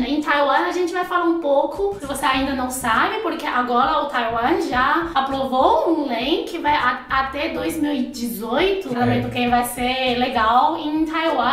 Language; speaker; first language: Portuguese; non-native, fluent; Chinese